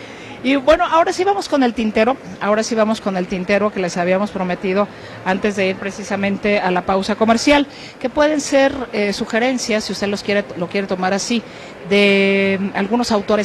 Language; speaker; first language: Spanish; native; Spanish